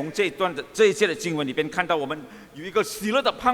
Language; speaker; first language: Chinese; early bilingual, heritage; Chinese